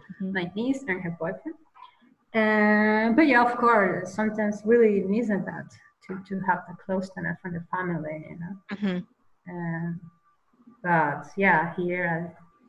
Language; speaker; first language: English; non-native, learner; Spanish